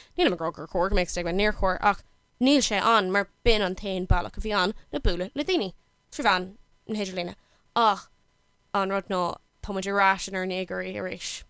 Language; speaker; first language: Irish; non-native, local second language; English